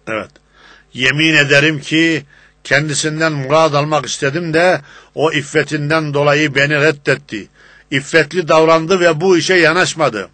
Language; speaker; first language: Turkish; native; Turkish